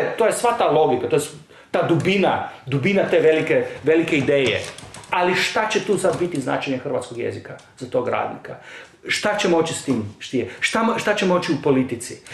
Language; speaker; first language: Croatian; native; Croatian